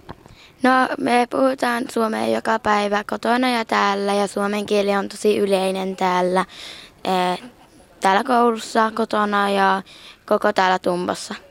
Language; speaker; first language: Finnish; early bilingual, heritage; Finnish